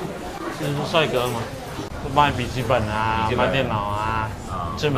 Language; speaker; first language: Chinese; native; Chinese